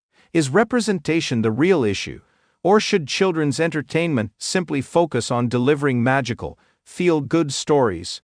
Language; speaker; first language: English; native; English